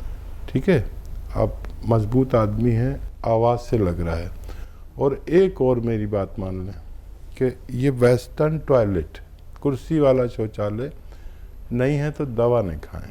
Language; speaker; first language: Hindi; native; Hindi